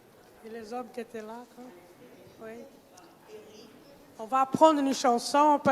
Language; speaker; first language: French; non-native, fluent; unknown